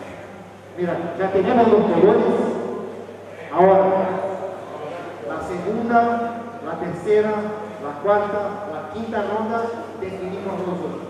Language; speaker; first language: Spanish; non-native, fluent; Portuguese